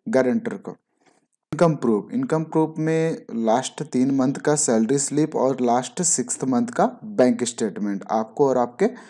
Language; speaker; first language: Hindi; native; Hindi